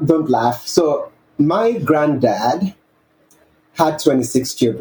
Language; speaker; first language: English; non-native, local second language; Yoruba